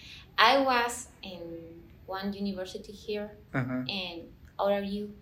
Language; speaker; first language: English; non-native, learner; Spanish